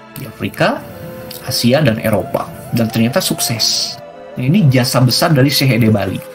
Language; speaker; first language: Indonesian; non-native, local second language; Sundanese